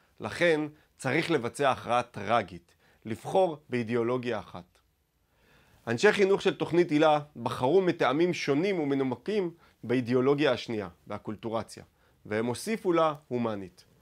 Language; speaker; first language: Hebrew; native; Hebrew